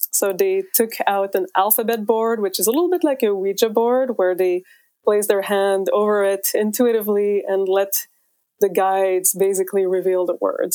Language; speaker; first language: English; native; English